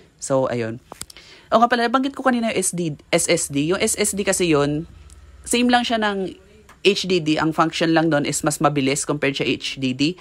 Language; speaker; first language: Filipino; native; Filipino